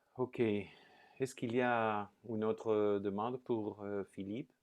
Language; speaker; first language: French; non-native, fluent; Spanish